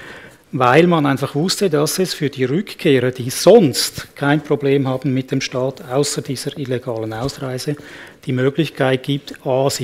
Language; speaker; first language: German; native; German